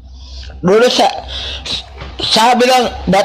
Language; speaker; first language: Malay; non-native, local second language; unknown